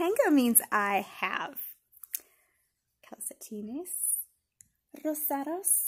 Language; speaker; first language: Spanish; non-native, fluent; English